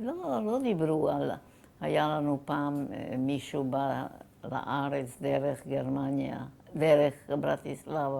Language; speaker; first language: Hebrew; non-native, fluent; German